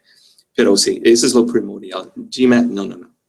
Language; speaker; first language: Spanish; non-native, fluent; English